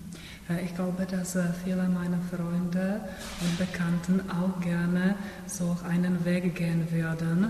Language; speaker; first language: German; non-native, fluent; Czech